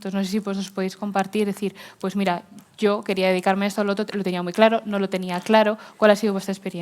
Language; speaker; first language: Spanish; native; Spanish